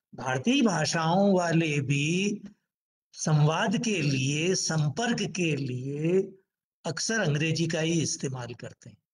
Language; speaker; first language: Hindi; native; Hindi